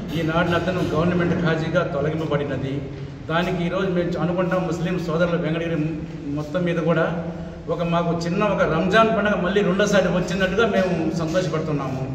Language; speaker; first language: Telugu; non-native, local second language; Urdu